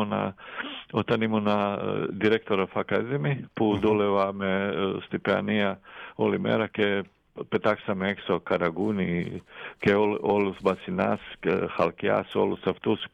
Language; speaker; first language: Greek; non-native, fluent; Croatian